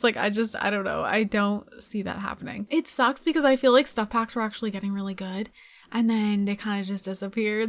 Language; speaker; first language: English; native; English